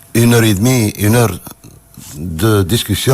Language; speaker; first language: French; non-native, local second language; Arabic